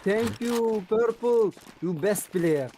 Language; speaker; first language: English; non-native, learner; Turkish